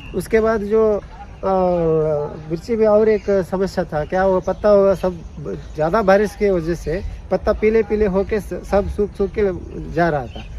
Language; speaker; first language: Hindi; non-native, local second language; Kannada